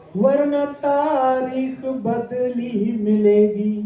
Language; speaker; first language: Hindi; non-native, local second language; Marathi